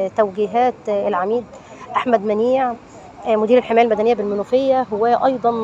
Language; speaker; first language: Arabic; native; Arabic